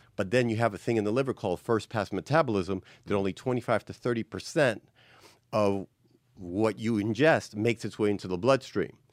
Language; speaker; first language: English; native; English